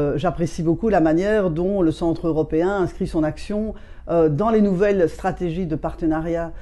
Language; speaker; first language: French; native; French